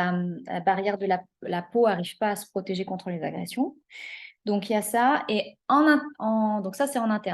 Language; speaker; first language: French; native; French